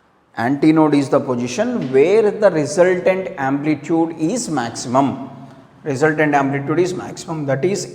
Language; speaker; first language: English; non-native, local second language; Telugu